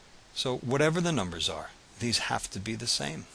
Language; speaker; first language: English; native; English